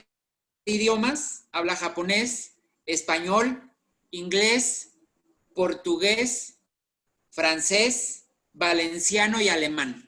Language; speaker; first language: Spanish; native; Spanish